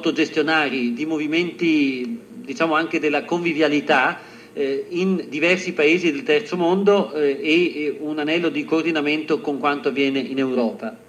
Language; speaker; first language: Italian; native; Italian